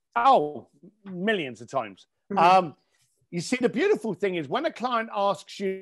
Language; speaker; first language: English; native; English